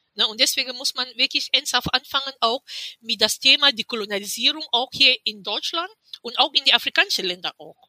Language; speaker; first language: German; non-native, fluent; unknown